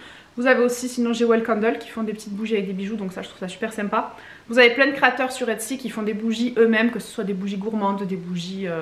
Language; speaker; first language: French; native; French